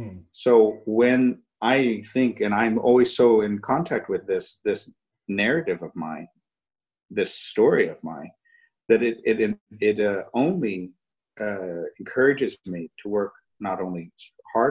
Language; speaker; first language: English; native; English